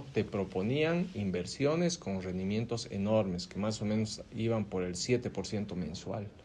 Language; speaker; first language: Spanish; native; Spanish